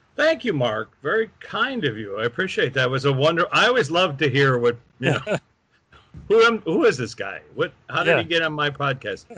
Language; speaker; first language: English; native; English